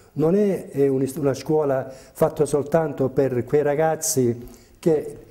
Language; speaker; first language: Italian; native; Italian